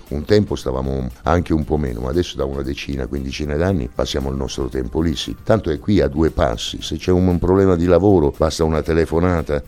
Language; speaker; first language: Italian; early bilingual, heritage; Italian